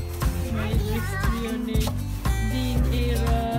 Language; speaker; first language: Welsh; non-native, learner; Malay